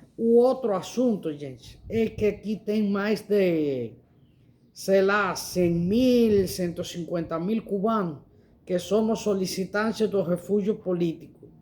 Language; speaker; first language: Portuguese; non-native, learner; Spanish